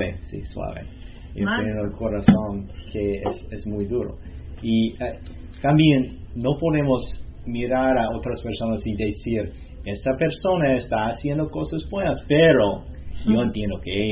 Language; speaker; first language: Spanish; non-native, learner; English